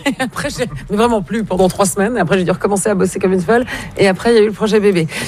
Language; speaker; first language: French; native; French